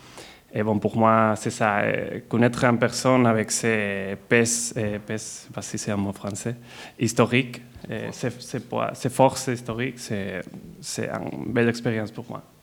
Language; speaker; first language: French; non-native, fluent; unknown